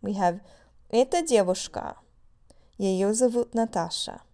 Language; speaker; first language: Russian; non-native, fluent; English